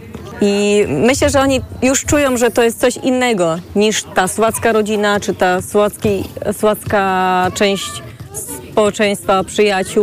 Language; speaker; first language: Polish; early bilingual, heritage; Polish